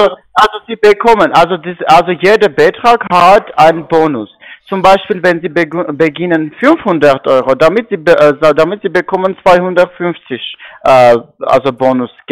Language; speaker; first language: German; non-native, learner; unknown